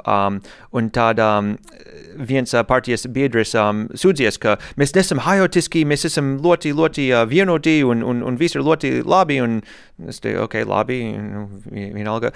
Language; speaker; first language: Latvian; non-native, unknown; English